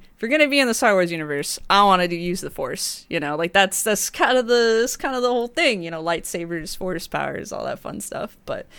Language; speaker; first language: English; early bilingual, other home language; Spanish